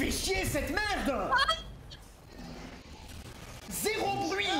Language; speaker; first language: French; native; French